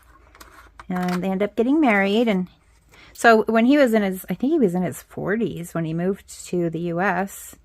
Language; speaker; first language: English; native; English